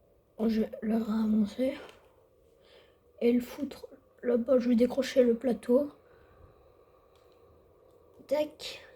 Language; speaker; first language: French; native; French